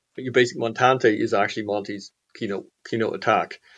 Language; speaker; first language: English; native; English